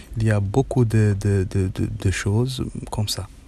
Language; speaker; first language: French; non-native, learner; Arabic